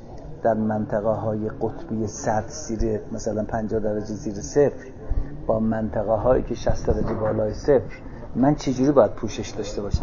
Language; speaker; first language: Persian; native; Persian